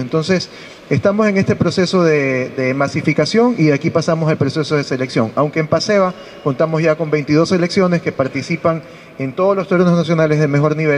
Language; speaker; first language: Spanish; native; Spanish